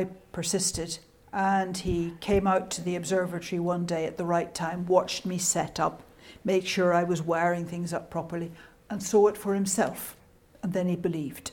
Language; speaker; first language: English; native; English